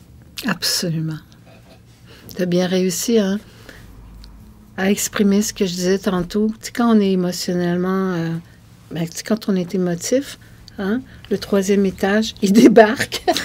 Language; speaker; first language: French; native; French